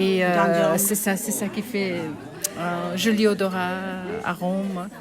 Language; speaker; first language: French; non-native, fluent; Bangla